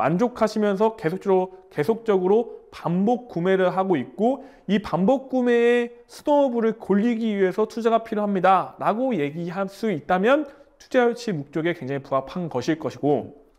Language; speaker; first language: Korean; native; Korean